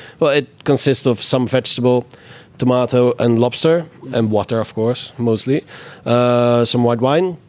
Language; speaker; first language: English; non-native, fluent; Dutch